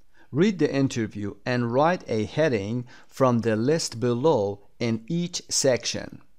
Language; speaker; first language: English; non-native, fluent; Persian